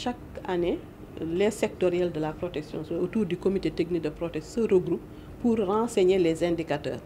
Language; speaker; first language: French; non-native, local second language; Wolof